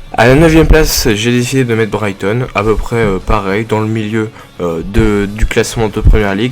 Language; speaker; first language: French; native; French